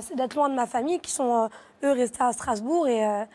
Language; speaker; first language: French; native; French